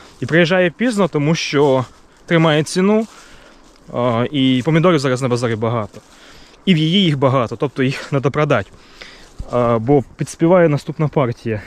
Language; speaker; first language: Ukrainian; native; Ukrainian